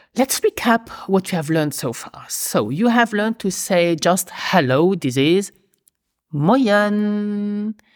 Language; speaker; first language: English; non-native, fluent; Luxembourgish